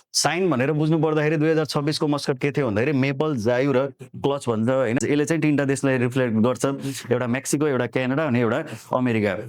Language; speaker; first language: Nepali; native; Nepali